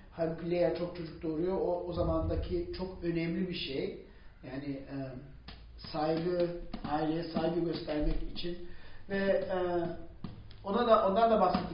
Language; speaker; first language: Turkish; non-native, fluent; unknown